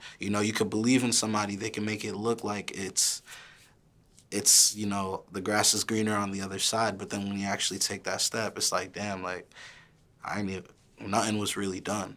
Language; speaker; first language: English; early bilingual, other home language; Haitian Creole